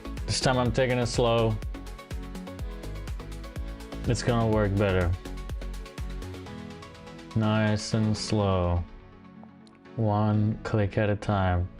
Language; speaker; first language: English; native; English